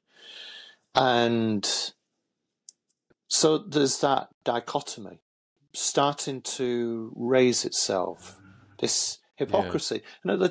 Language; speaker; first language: English; native; English